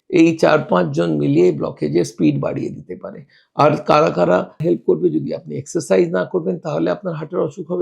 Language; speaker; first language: Bangla; non-native, local second language; Hindi